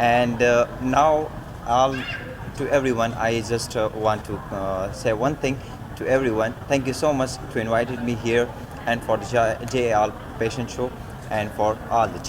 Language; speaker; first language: English; non-native, learner; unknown